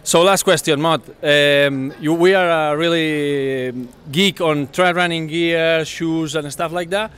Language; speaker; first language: English; non-native, fluent; Spanish